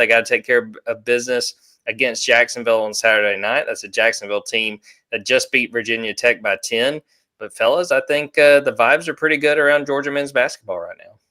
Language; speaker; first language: English; native; English